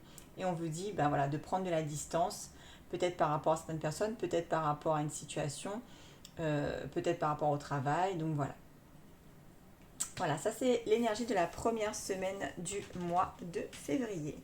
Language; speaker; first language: French; native; French